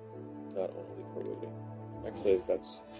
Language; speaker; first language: English; native; English